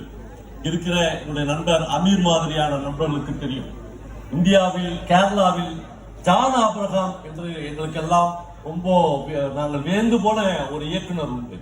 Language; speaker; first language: Tamil; native; Tamil